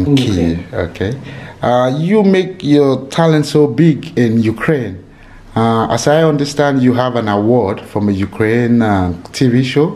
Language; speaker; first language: English; non-native, fluent; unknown